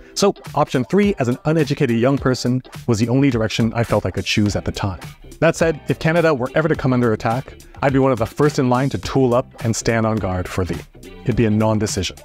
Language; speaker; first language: English; native; English